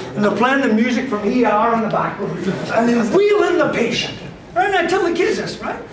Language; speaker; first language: English; native; English